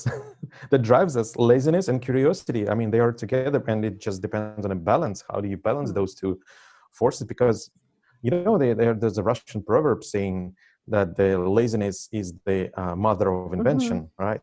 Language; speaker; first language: English; non-native, fluent; Russian